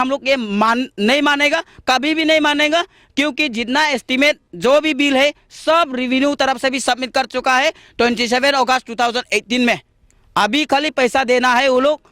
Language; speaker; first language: Hindi; non-native, local second language; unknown